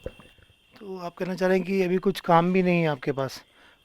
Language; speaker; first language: Hindi; native; Hindi